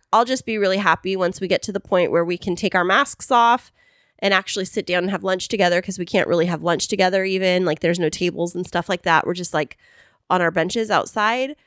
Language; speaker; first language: English; native; English